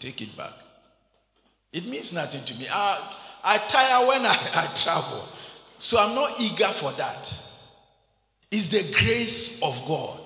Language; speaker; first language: English; non-native, local second language; Akan